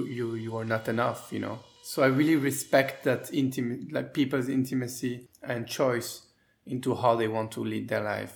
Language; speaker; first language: English; non-native, fluent; French